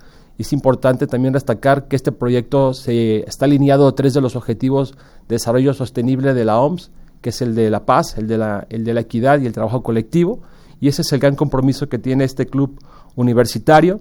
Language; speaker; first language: Spanish; native; Spanish